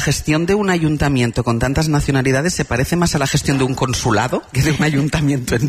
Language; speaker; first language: Spanish; native; Spanish